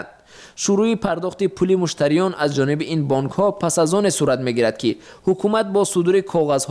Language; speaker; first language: Persian; native; Persian